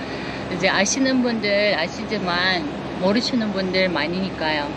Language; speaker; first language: Korean; non-native, fluent; Uzbek